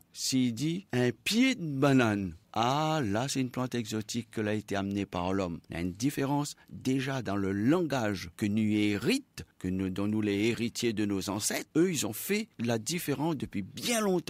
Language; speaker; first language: French; non-native, local second language; Réunion Creole French